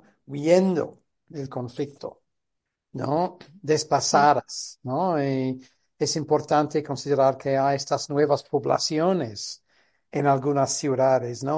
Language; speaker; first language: Spanish; non-native, fluent; English